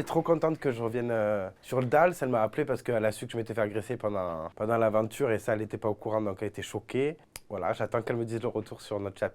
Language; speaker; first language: French; native; French